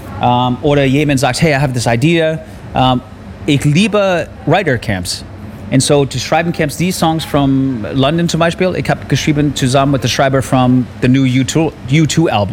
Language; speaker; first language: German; non-native, learner; English